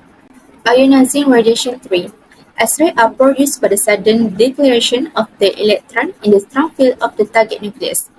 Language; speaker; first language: English; non-native, learner; Malay